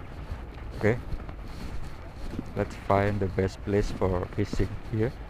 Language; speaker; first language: English; non-native, learner; Indonesian